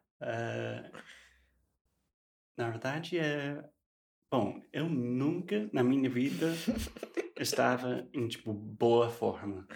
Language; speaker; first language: Portuguese; non-native, fluent; English